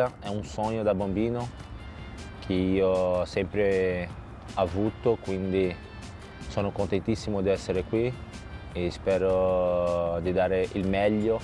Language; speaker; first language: Italian; non-native, fluent; Portuguese